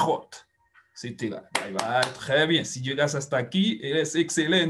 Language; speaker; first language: Spanish; non-native, fluent; French